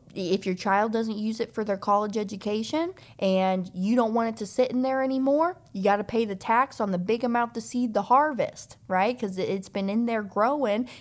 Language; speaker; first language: English; native; English